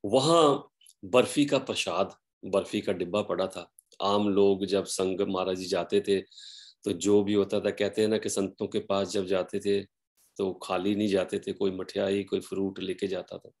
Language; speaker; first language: Hindi; non-native, local second language; Punjabi